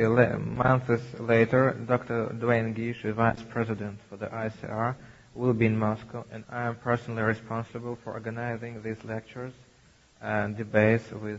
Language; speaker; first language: English; non-native, learner; Russian